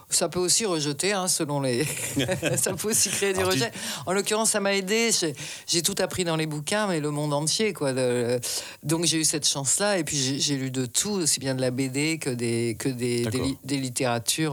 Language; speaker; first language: French; native; French